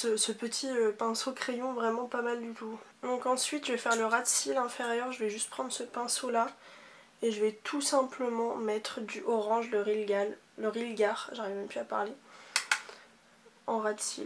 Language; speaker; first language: French; native; French